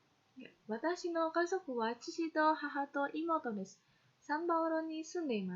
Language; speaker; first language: Japanese; non-native, learner; Indonesian